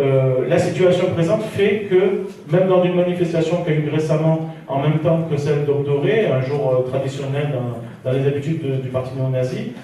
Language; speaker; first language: French; native; French